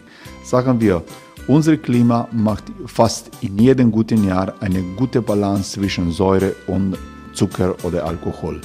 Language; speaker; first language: German; non-native, learner; Croatian